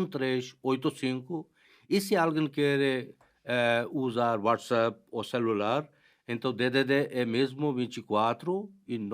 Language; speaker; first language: Portuguese; non-native, fluent; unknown